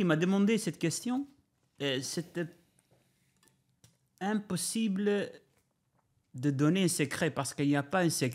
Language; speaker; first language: French; non-native, learner; Albanian